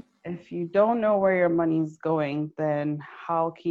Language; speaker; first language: English; non-native, local second language; Yoruba